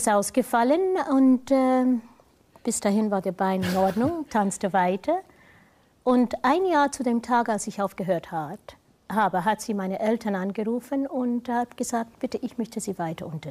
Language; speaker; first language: German; non-native, fluent; English